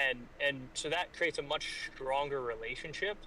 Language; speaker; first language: English; native; English